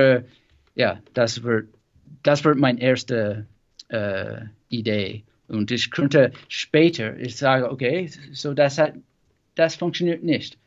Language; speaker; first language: German; non-native, learner; English